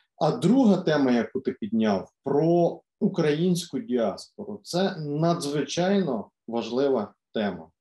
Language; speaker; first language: Ukrainian; native; Ukrainian